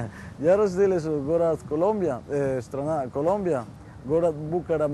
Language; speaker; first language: Russian; non-native, learner; Spanish